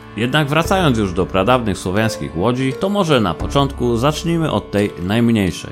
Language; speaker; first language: Polish; native; Polish